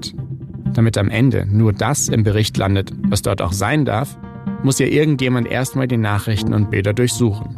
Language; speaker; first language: German; native; German